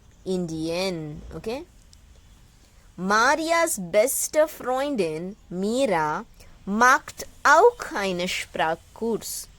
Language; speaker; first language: German; non-native, fluent; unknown